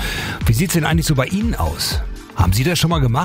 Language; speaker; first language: German; native; German